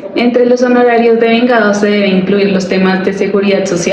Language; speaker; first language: Spanish; native; Spanish